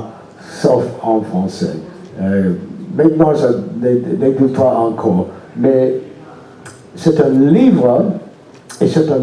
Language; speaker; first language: French; non-native, learner; English